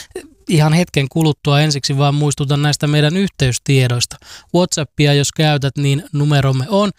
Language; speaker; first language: Finnish; native; Finnish